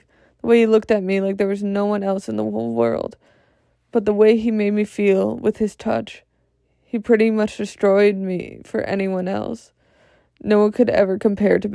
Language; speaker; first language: English; native; English